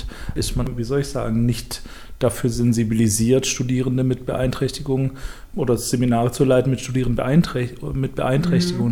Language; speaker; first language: German; native; German